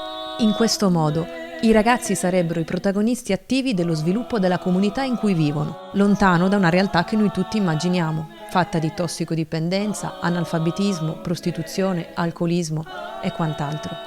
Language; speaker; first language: Italian; native; Italian